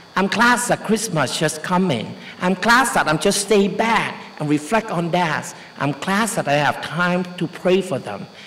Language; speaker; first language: English; non-native, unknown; Vietnamese